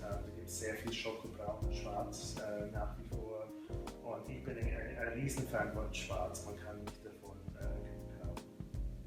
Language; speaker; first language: German; non-native, fluent; English